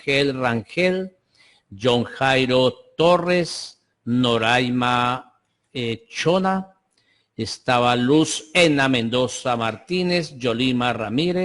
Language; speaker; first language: Spanish; native; Spanish